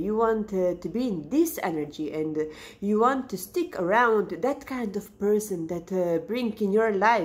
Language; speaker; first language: English; non-native, fluent; Serbian